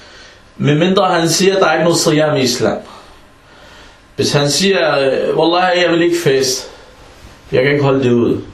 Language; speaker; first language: Danish; early bilingual, other home language; Arabic